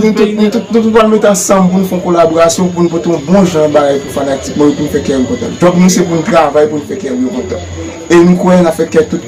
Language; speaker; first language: French; non-native, learner; Haitian Creole